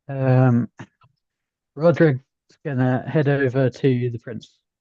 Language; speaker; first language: English; native; English